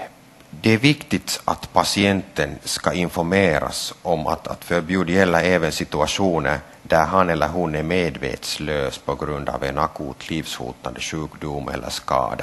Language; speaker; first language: Swedish; non-native, local second language; Finnish